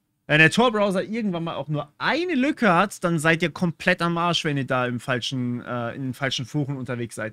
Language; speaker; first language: German; native; German